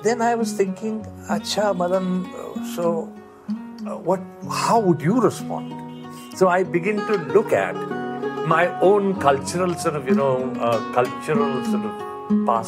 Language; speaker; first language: English; non-native, local second language; Punjabi